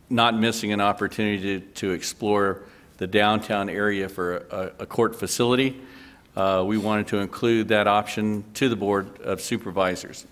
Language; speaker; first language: English; native; English